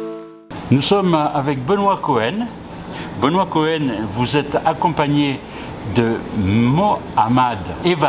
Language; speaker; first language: French; native; French